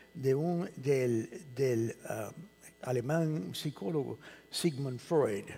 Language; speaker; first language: Spanish; early bilingual, heritage; Spanish